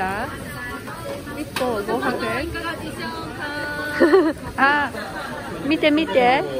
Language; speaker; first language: Japanese; non-native, learner; Vietnamese